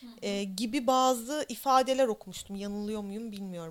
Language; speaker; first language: Turkish; native; Turkish